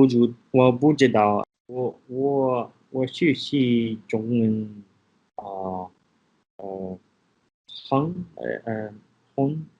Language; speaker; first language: Chinese; non-native, learner; English